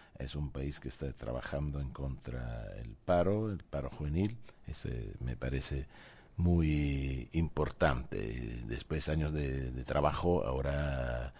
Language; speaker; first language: Spanish; non-native, fluent; Italian